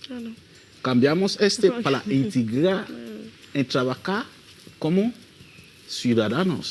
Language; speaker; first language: Spanish; non-native, learner; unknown